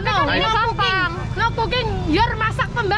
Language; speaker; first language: Indonesian; non-native, local second language; Javanese